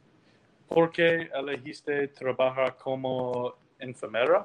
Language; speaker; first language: Spanish; non-native, learner; English